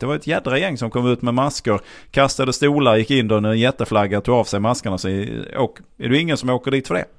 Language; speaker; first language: Swedish; native; Swedish